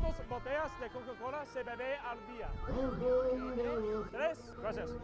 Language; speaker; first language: Spanish; non-native, learner; English